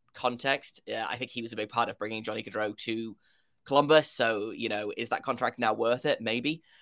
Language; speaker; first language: English; native; English